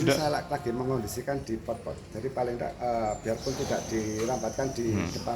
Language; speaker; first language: Indonesian; non-native, local second language; Javanese